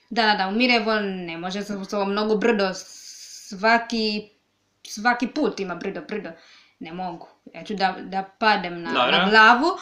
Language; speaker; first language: Serbian; non-native, learner; Swahili